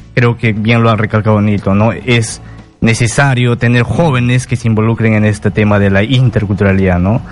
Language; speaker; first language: Spanish; non-native, local second language; Quechua